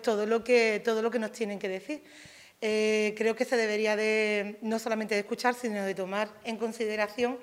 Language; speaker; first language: Spanish; native; Spanish